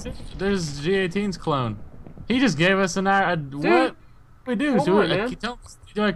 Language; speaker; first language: English; native; English